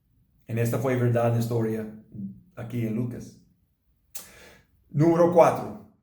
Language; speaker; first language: Spanish; non-native, learner; English